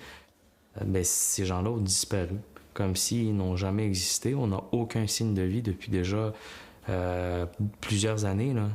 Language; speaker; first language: French; native; French